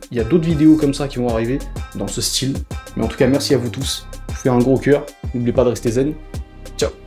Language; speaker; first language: French; early bilingual, other home language; Portuguese